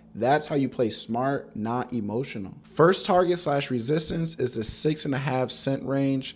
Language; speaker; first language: English; native; English